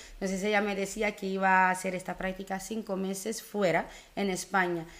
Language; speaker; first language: Spanish; early bilingual, other home language; Dutch